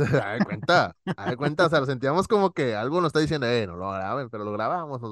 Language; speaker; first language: Spanish; native; Spanish